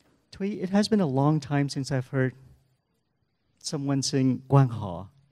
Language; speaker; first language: English; native; English